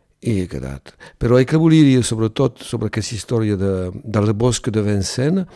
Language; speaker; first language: Catalan; non-native, local second language; French